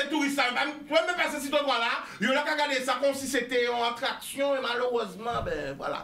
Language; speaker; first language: French; non-native, local second language; Guadeloupean Creole French